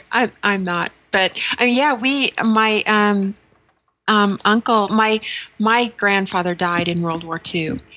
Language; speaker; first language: English; native; English